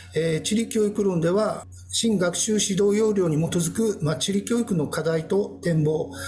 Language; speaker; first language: Japanese; native; Japanese